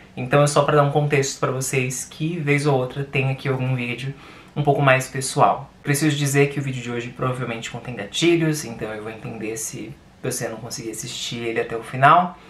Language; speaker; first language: Portuguese; native; Portuguese